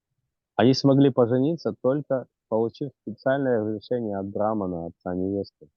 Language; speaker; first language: Russian; native; Russian